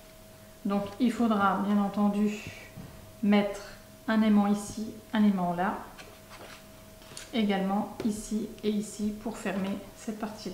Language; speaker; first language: French; native; French